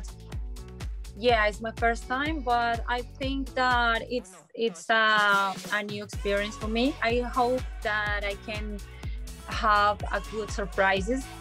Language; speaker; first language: English; non-native, learner; Spanish